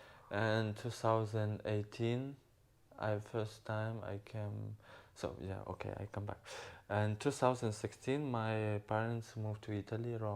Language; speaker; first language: English; non-native, learner; Ukrainian